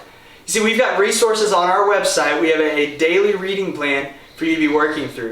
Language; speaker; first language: English; native; English